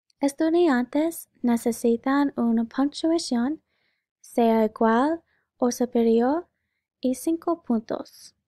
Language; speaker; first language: Spanish; non-native, learner; English